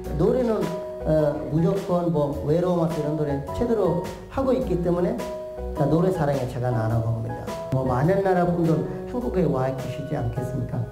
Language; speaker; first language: Korean; non-native, fluent; Bangla